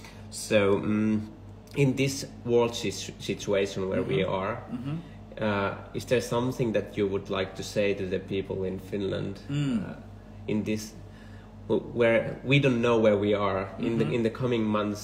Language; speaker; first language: English; non-native, fluent; Finnish